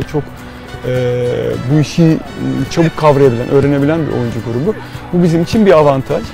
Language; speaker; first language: Turkish; native; Turkish